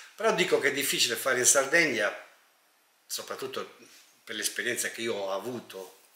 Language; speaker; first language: Italian; native; Italian